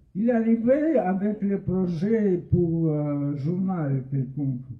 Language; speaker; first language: French; non-native, fluent; Russian